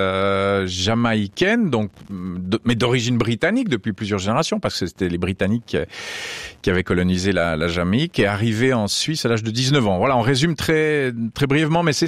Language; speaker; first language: French; native; French